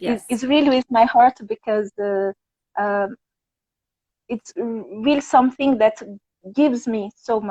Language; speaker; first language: English; non-native, fluent; Portuguese